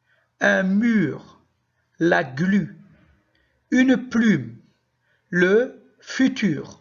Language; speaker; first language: French; non-native, local second language; Arabic